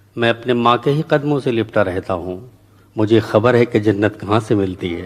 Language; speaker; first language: Urdu; native; Urdu